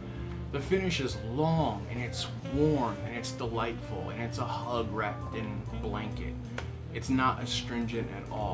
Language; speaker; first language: English; native; English